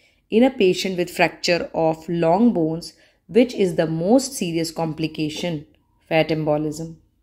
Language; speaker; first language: English; non-native, local second language; Hindi